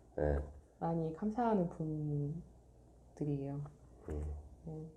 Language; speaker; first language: Korean; non-native, fluent; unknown